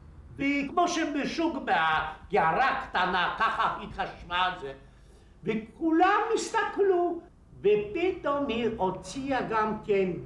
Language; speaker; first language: Hebrew; non-native, fluent; Polish